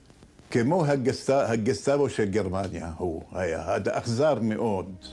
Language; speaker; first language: Hebrew; non-native, fluent; Arabic